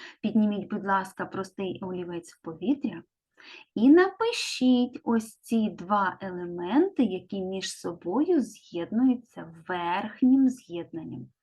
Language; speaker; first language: Ukrainian; native; Ukrainian